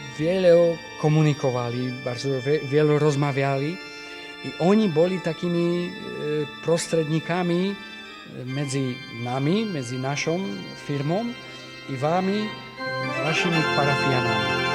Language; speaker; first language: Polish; non-native, learner; Slovak